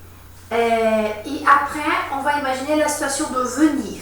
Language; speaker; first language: French; non-native, fluent; Portuguese